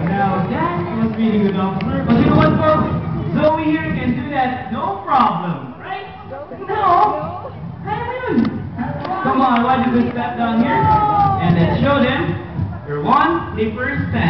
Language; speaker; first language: English; non-native, local second language; Filipino